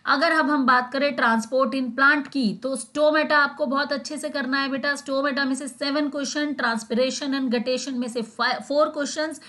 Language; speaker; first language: Hindi; native; Hindi